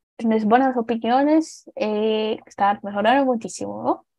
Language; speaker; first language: Spanish; non-native, learner; Portuguese